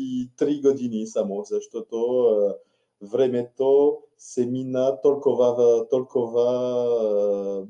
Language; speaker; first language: Bulgarian; non-native, learner; French